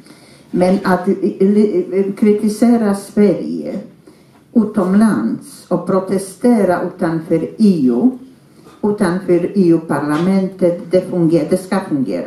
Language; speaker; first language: Swedish; non-native, fluent; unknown